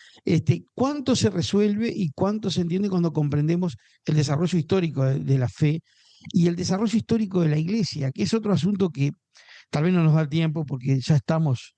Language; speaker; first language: Spanish; native; Spanish